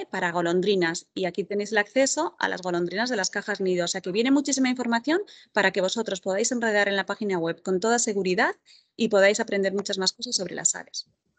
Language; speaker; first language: Spanish; native; Spanish